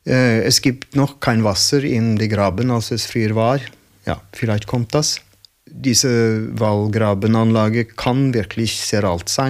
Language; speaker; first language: German; non-native, learner; Norwegian